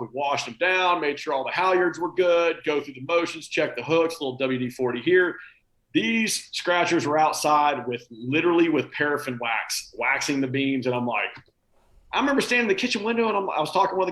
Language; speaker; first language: English; native; English